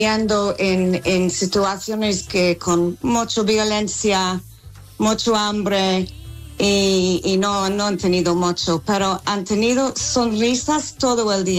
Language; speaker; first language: Spanish; non-native, learner; English